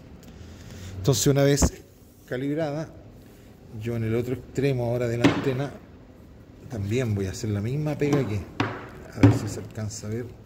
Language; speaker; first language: Spanish; native; Spanish